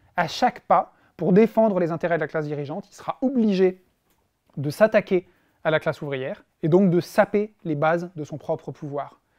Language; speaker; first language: French; native; French